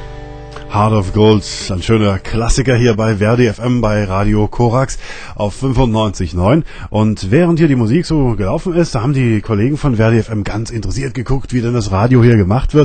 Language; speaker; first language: German; native; German